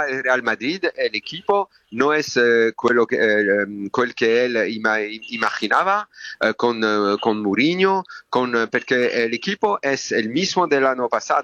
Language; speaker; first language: Spanish; non-native, learner; French